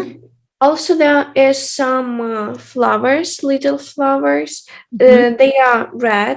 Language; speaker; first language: English; non-native, fluent; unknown